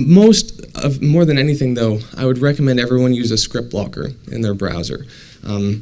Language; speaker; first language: English; native; English